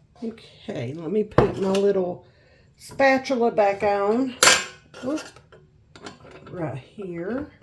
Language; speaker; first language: English; native; English